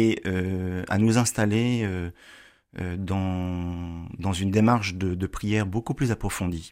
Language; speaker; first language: French; native; French